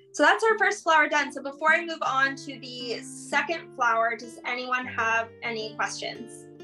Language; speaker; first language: English; native; English